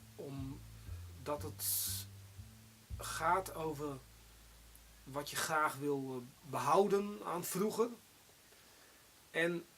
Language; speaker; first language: Dutch; non-native, local second language; Western Frisian